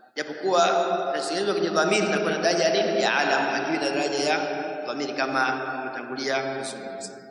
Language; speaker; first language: Swahili; native; Swahili